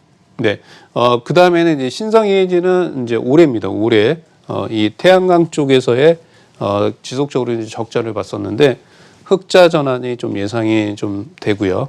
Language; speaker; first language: Korean; native; Korean